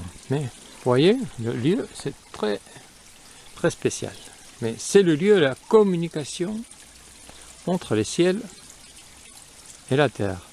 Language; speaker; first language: French; non-native, fluent; Spanish